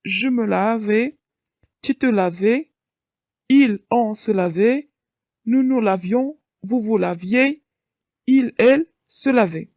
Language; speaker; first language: French; non-native, local second language; Arabic